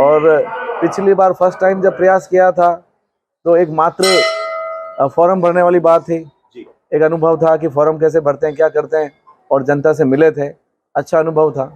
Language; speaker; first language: Hindi; non-native, local second language; Marwari